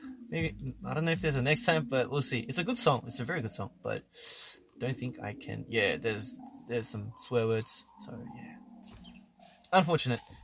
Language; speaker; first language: English; early bilingual, other home language; Korean